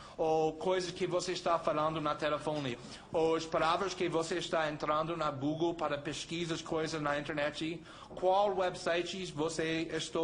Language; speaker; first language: Portuguese; non-native, fluent; English